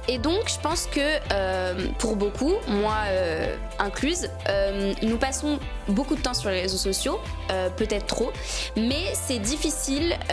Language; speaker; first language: French; native; French